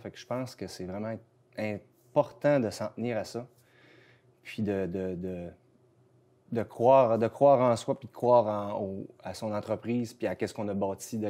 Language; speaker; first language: French; native; French